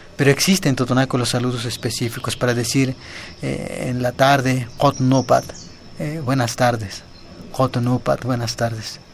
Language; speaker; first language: Spanish; non-native, local second language; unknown